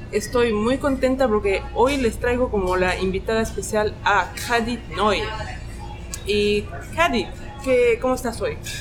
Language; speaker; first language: Spanish; native; Spanish